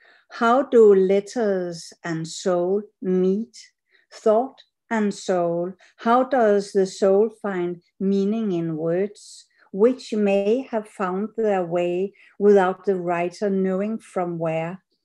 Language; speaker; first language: English; non-native, fluent; Danish